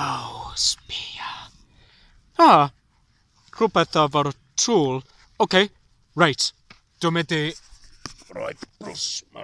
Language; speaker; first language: Welsh; non-native, learner; English